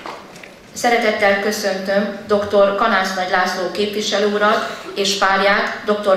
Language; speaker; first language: Hungarian; native; Hungarian